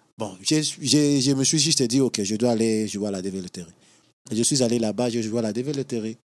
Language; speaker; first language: French; non-native, local second language; Lingala